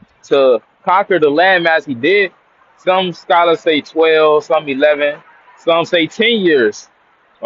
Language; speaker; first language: English; native; English